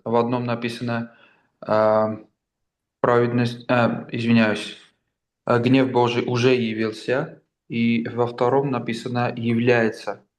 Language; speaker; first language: Russian; non-native, local second language; Armenian